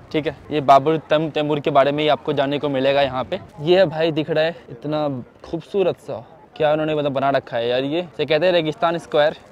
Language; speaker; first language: Hindi; native; Hindi